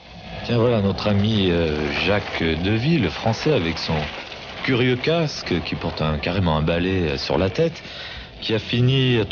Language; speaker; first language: French; native; French